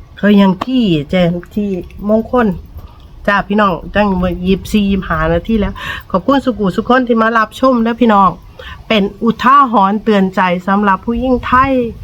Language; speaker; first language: Thai; native; Thai